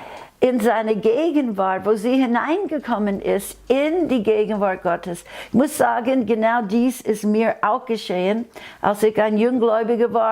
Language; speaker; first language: German; non-native, fluent; English